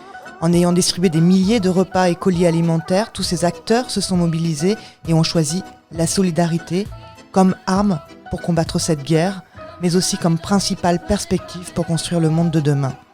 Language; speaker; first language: French; native; French